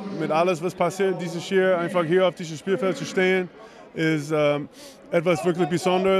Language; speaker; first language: German; non-native, learner; English